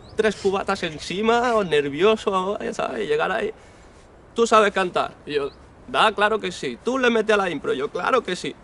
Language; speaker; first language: Spanish; native; Spanish